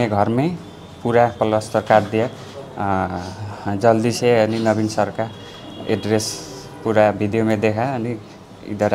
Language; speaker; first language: Hindi; non-native, learner; Nepali